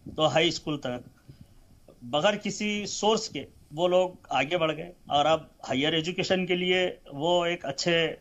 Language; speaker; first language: Hindi; non-native, local second language; Urdu